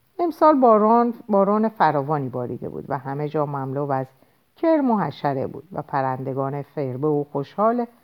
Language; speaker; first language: Persian; native; Persian